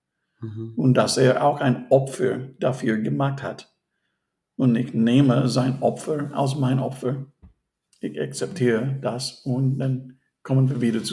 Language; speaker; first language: German; non-native, fluent; English